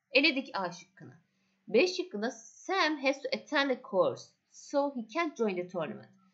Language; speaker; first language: English; non-native, fluent; Turkish